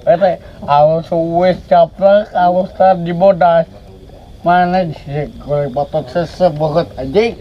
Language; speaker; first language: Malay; non-native, local second language; Sundanese